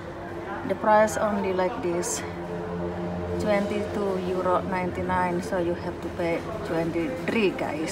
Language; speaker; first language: English; non-native, learner; Indonesian